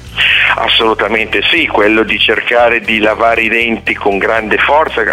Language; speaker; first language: Italian; native; Italian